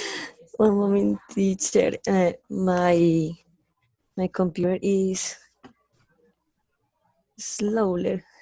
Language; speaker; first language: English; non-native, learner; Spanish